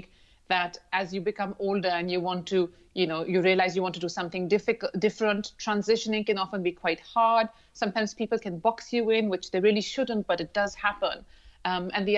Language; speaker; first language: English; non-native, local second language; Urdu